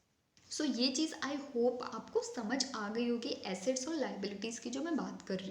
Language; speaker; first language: Hindi; native; Hindi